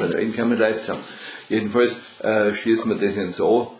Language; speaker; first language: German; native; German